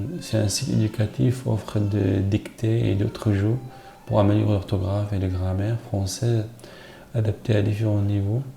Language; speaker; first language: French; non-native, learner; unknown